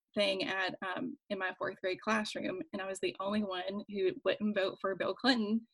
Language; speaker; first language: English; native; English